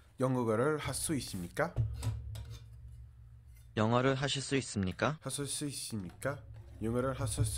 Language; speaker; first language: Korean; non-native, learner; English